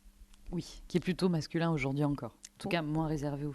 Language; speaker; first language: French; native; French